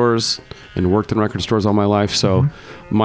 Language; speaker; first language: English; native; English